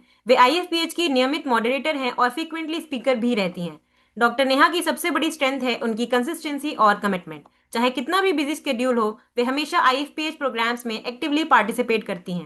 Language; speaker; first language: Hindi; native; Hindi